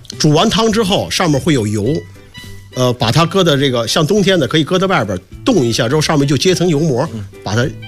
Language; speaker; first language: Chinese; native; Chinese